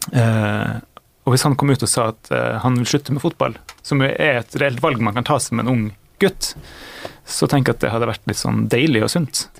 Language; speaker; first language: Norwegian; native; Norwegian